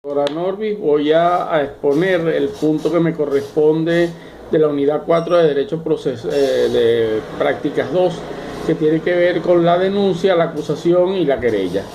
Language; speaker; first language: Spanish; native; Spanish